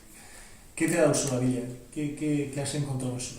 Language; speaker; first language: Spanish; native; Spanish